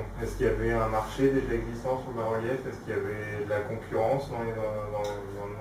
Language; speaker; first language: French; native; French